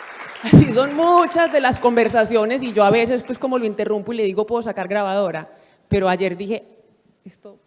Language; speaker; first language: Spanish; native; Spanish